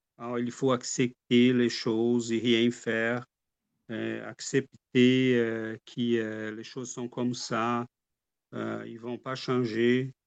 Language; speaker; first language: French; non-native, fluent; Portuguese